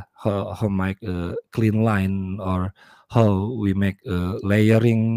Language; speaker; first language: English; non-native, learner; Indonesian